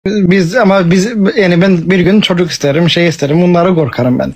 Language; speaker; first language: Turkish; early bilingual, heritage; English